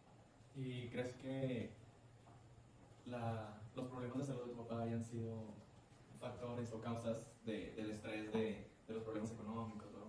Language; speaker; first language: Spanish; native; Spanish